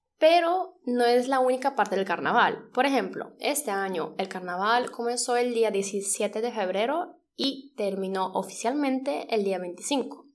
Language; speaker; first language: Spanish; non-native, fluent; Polish